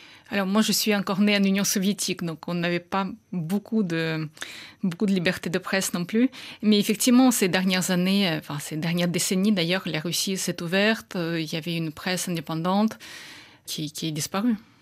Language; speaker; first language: French; non-native, fluent; Russian